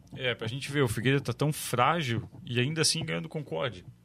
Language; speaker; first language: Portuguese; native; Portuguese